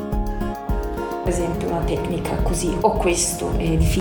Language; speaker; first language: Italian; non-native, fluent; German